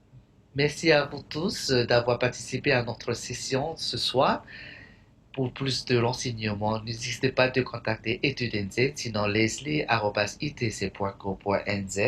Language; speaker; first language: French; non-native, fluent; English